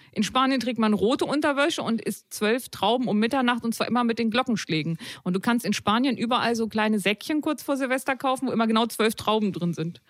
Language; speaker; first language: German; native; German